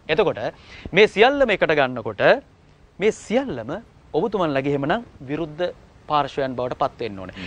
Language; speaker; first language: Sinhala; native; Sinhala